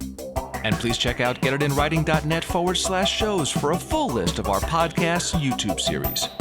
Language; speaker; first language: English; native; English